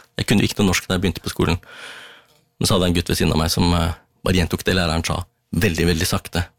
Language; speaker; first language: Norwegian; early bilingual, other home language; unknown